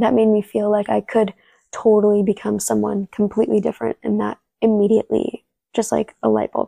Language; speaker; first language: English; early bilingual, other home language; Spanish